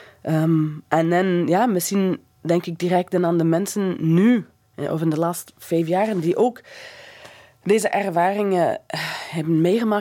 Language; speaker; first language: Dutch; non-native, fluent; English